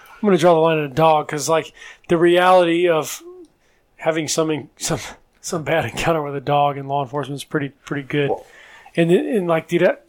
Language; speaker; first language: English; native; English